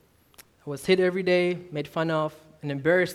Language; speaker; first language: English; non-native, local second language; Tamil